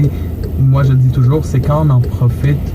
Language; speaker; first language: French; early bilingual, other home language; Arabic